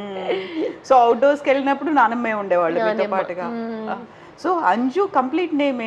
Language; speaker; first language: Telugu; native; Telugu